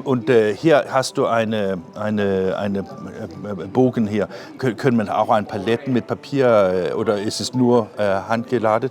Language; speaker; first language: German; non-native, fluent; Danish